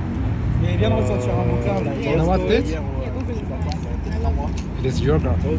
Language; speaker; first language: English; non-native, learner; Chinese